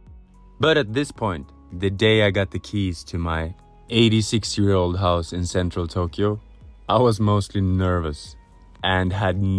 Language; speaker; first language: English; non-native, fluent; Swedish